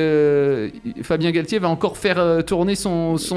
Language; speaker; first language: French; native; French